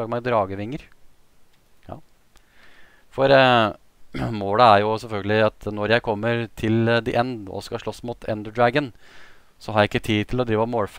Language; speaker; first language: Norwegian; native; Norwegian